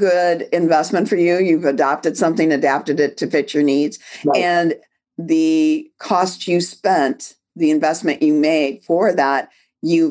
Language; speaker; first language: English; native; English